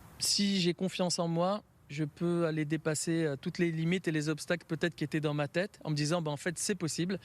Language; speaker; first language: French; native; French